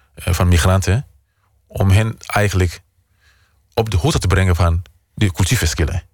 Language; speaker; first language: Dutch; non-native, fluent; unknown